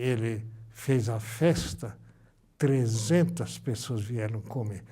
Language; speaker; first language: Portuguese; early bilingual, other home language; Japanese